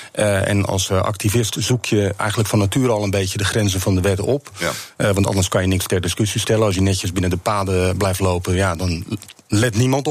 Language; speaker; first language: Dutch; native; Dutch